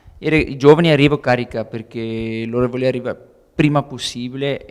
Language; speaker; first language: Italian; non-native, learner; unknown